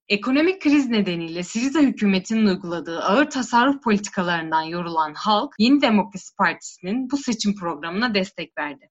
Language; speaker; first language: Turkish; native; Turkish